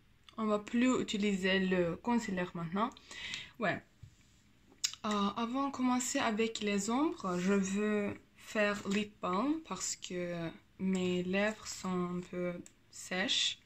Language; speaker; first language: French; non-native, learner; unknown